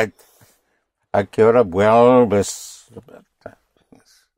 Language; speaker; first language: Spanish; non-native, fluent; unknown